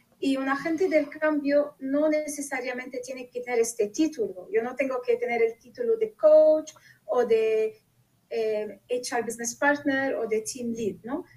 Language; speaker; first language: Spanish; non-native, fluent; Arabic